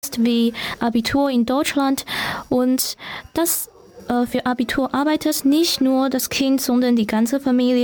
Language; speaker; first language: German; non-native, learner; Chinese